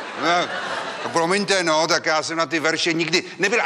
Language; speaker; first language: Czech; native; Czech